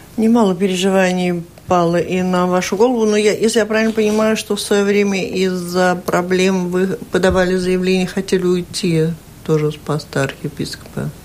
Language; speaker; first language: Russian; native; Russian